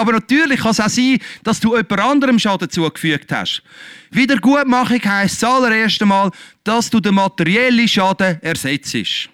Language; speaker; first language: German; native; German